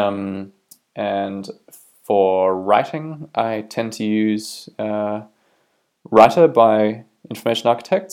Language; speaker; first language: English; native; English